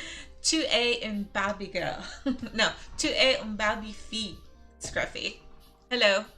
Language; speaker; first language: French; non-native, learner; English